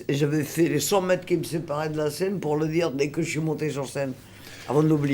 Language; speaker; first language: French; native; French